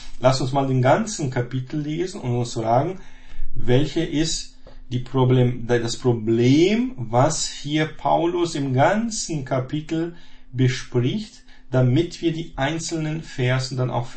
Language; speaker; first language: German; non-native, fluent; Portuguese